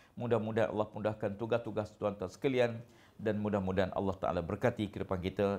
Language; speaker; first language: Malay; native; Malay